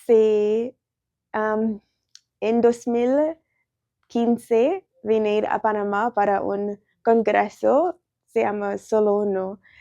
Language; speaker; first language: Spanish; non-native, learner; English